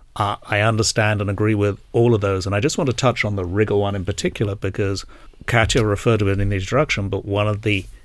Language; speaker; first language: English; native; English